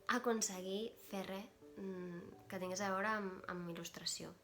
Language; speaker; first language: Catalan; non-native, local second language; Spanish